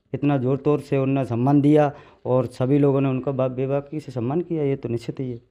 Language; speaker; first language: Hindi; native; Hindi